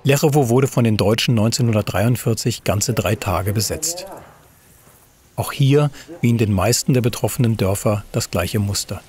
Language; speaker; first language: German; native; German